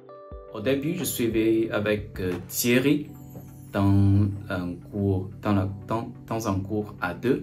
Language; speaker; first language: French; non-native, learner; Chinese